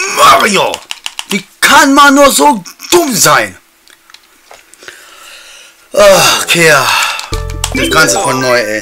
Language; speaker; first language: German; native; German